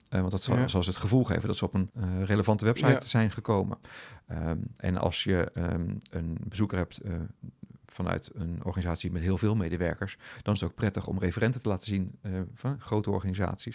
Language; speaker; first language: Dutch; native; Dutch